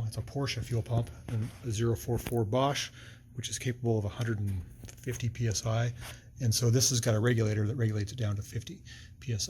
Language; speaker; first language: English; native; English